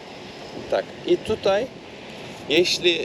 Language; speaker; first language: Polish; non-native, learner; Turkish